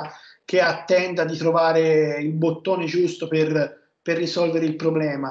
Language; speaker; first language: Italian; native; Italian